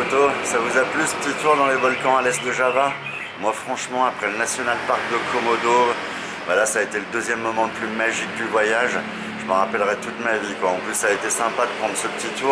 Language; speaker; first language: French; native; French